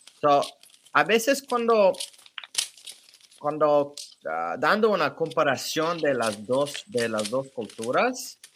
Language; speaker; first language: Spanish; early bilingual, heritage; English